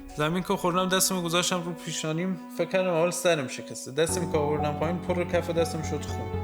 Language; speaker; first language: Persian; non-native, local second language; Southern Kurdish